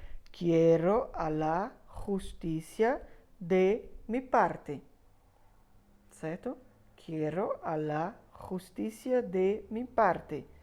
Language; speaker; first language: Spanish; non-native, fluent; Portuguese